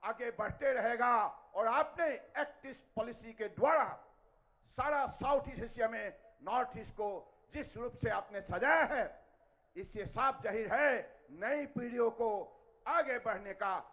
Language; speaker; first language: Hindi; non-native, local second language; Assamese